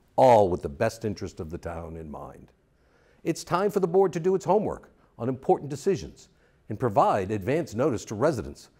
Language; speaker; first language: English; native; English